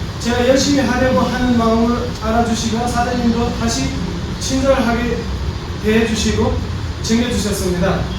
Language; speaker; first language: Korean; non-native, fluent; Nepali